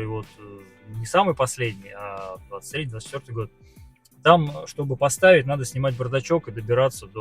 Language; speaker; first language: Russian; native; Russian